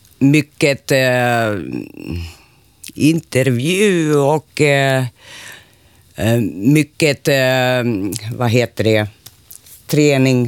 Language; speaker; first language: Swedish; non-native, local second language; Finnish